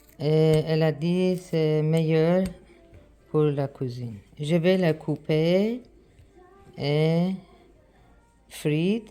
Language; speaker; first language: French; non-native, learner; Persian